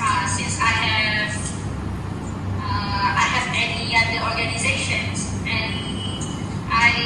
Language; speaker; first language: English; non-native, local second language; Malay